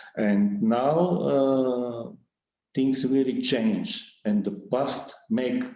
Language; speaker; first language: English; non-native, fluent; Bulgarian